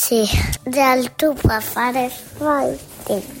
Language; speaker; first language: Italian; early bilingual, heritage; English